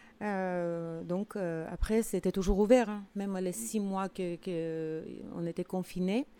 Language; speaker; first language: French; non-native, fluent; Armenian